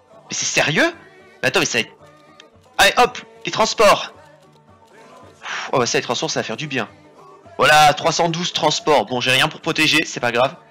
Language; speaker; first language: French; native; French